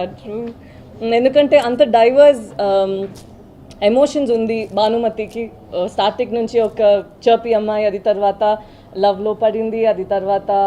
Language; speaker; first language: Telugu; non-native, learner; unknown